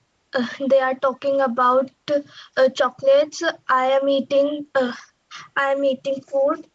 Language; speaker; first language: English; non-native, learner; Hindi